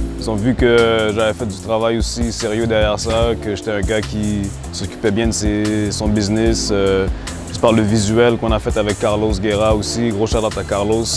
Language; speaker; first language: French; native; French